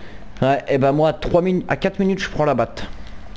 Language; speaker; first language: French; native; French